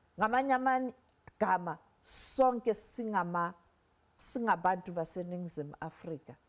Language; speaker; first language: Zulu; non-native, local second language; Southern Sotho